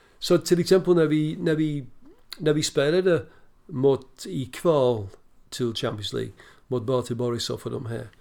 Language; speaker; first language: Swedish; non-native, fluent; English